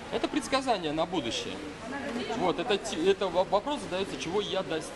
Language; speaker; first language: Russian; non-native, learner; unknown